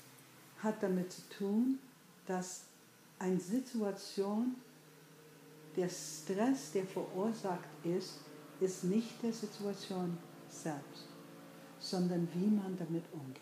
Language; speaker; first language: German; non-native, fluent; English